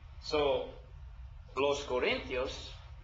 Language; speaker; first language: Spanish; non-native, learner; English